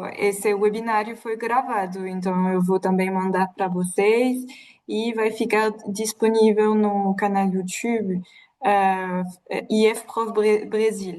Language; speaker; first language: Portuguese; non-native, fluent; French